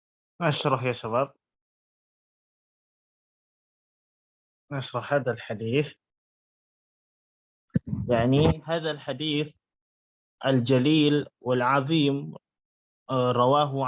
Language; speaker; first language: Arabic; non-native, fluent; Indonesian